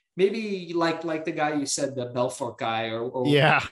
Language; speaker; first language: English; early bilingual, other home language; Persian